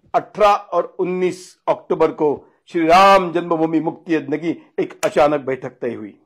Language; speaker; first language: Hindi; non-native, local second language; Marathi